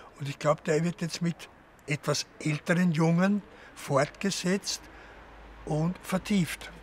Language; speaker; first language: German; native; German